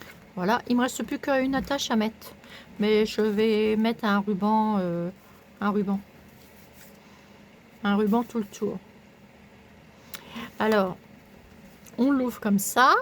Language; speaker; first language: French; native; French